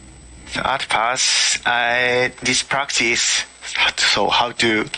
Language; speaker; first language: English; non-native, learner; Japanese